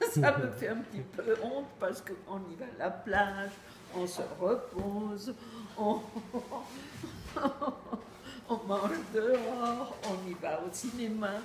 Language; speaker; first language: French; non-native, fluent; Spanish